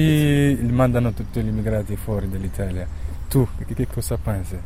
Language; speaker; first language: Italian; non-native, learner; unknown